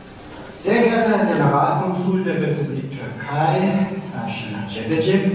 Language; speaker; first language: German; early bilingual, other home language; Turkish